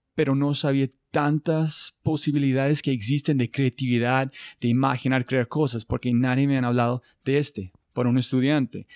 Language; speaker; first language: Spanish; non-native, learner; English